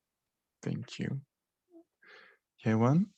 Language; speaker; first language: English; non-native, learner; Korean